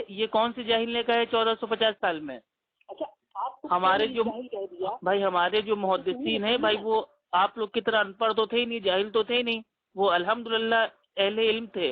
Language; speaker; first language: Hindi; native; Hindi